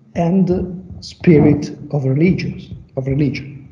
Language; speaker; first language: English; non-native, learner; Italian